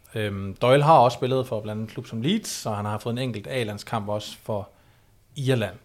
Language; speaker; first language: Danish; native; Danish